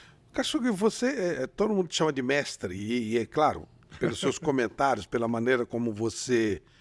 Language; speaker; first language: Portuguese; native; Portuguese